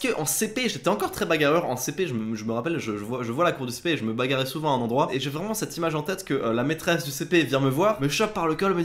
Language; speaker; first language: French; native; French